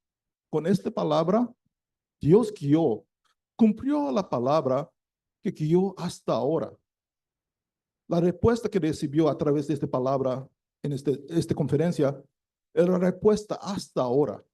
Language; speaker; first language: Spanish; non-native, learner; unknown